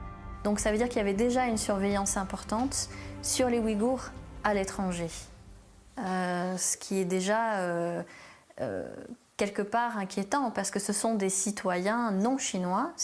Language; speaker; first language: French; native; French